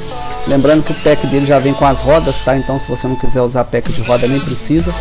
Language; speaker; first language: Portuguese; native; Portuguese